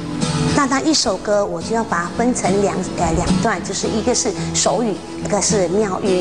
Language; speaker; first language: Chinese; native; Chinese